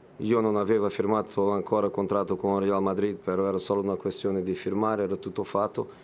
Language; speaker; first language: Italian; non-native, fluent; Portuguese